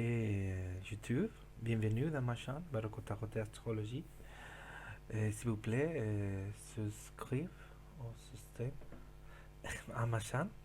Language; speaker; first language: French; non-native, learner; Spanish